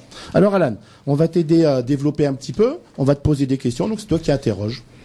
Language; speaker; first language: French; native; French